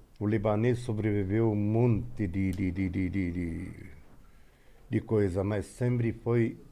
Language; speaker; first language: Portuguese; non-native, fluent; Arabic